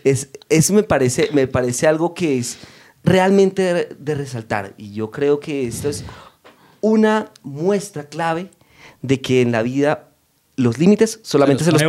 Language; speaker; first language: Spanish; native; Spanish